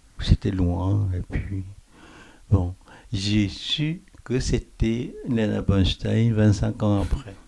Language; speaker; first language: French; non-native, fluent; Korean